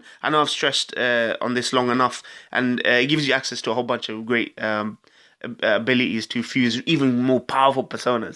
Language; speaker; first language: English; native; English